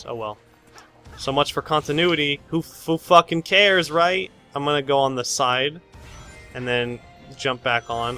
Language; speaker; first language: English; native; English